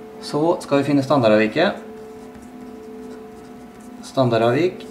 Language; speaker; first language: Norwegian; native; Norwegian